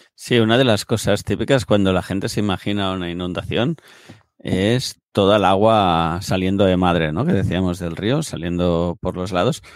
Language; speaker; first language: Spanish; native; Spanish